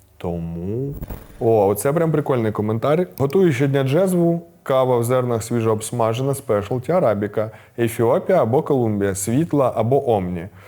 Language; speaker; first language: Ukrainian; non-native, local second language; Russian